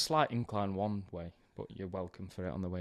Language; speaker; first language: English; native; English